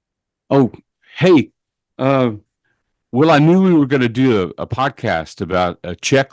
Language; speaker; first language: English; native; English